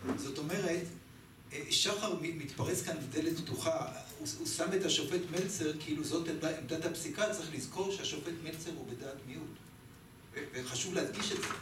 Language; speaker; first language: Hebrew; native; Hebrew